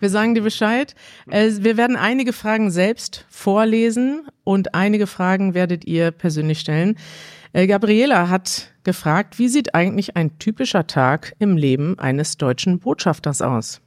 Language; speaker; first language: German; native; German